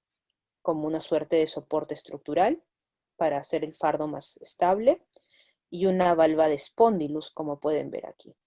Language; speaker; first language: Spanish; native; Spanish